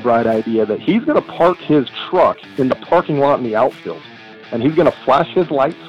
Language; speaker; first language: English; native; English